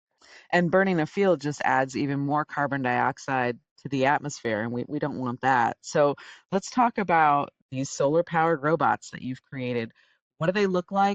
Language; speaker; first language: English; native; English